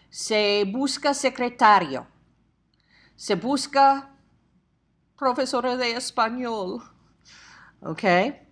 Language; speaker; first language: Spanish; non-native, fluent; English